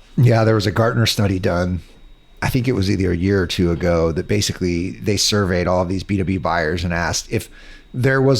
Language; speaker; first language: English; native; English